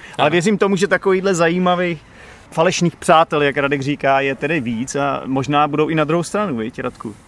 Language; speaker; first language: Czech; native; Czech